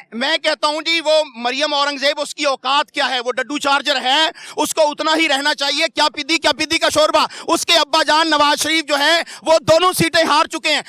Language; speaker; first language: Urdu; non-native, local second language; Punjabi